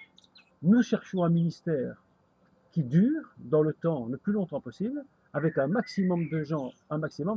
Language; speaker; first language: French; native; French